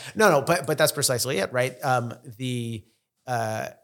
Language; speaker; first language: English; non-native, fluent; Russian